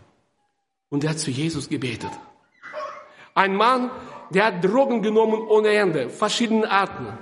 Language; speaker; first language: German; non-native, fluent; Russian